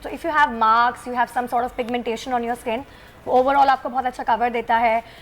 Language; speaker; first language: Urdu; native; Urdu